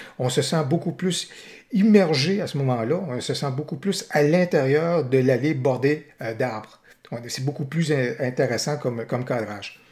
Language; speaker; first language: French; native; French